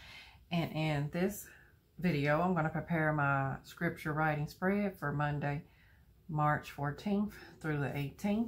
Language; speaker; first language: English; native; English